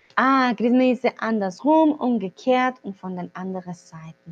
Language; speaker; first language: German; non-native, fluent; Spanish